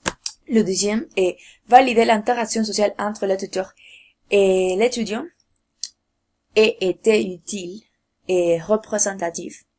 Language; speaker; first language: French; non-native, learner; Spanish